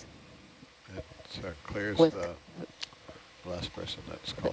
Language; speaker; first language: English; native; English